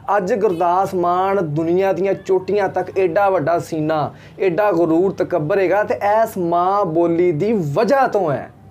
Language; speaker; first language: Punjabi; native; Punjabi